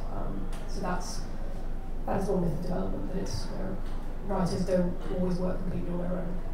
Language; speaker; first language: English; native; English